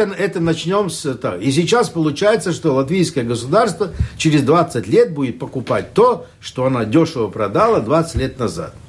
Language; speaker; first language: Russian; non-native, local second language; Latvian